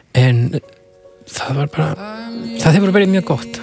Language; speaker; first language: Icelandic; non-native, learner; Spanish